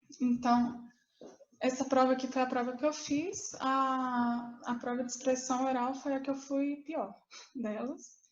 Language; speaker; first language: Portuguese; native; Portuguese